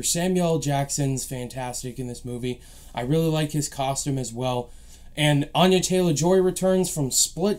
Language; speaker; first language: English; native; English